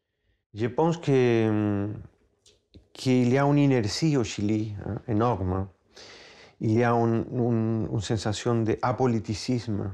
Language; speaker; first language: French; non-native, fluent; Spanish